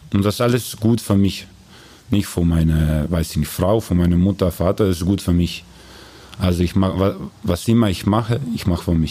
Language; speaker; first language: German; non-native, learner; Croatian